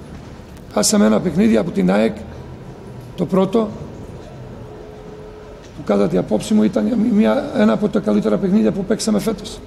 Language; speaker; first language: Greek; non-native, fluent; Serbian